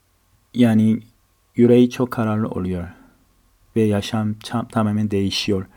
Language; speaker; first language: Turkish; non-native, fluent; Korean